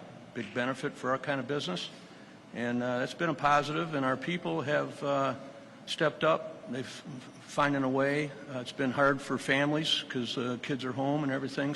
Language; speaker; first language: English; native; English